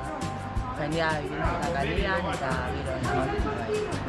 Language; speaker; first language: Basque; non-native, local second language; Spanish